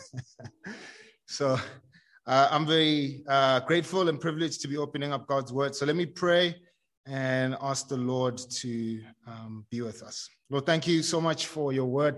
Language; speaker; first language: English; non-native, local second language; Zulu